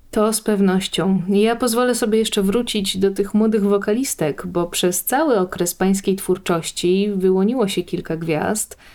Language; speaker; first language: Polish; native; Polish